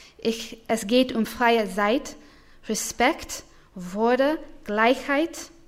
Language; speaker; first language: German; non-native, learner; English